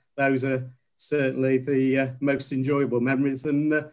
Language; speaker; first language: English; native; English